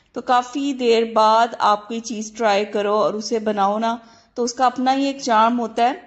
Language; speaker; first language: Urdu; native; Urdu